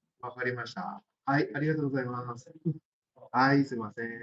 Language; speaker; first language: Japanese; native; Japanese